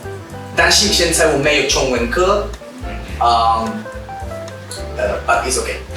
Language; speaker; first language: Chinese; non-native, learner; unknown